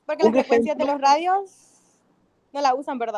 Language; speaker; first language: Spanish; native; Spanish